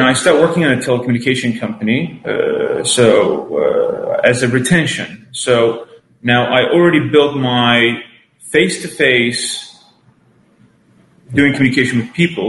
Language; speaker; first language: English; non-native, fluent; Arabic